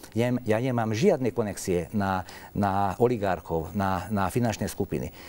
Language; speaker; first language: Slovak; non-native, local second language; Hungarian